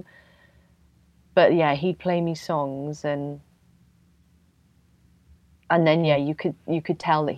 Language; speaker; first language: English; native; English